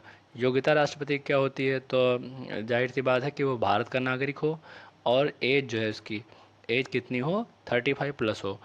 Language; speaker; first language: Hindi; native; Hindi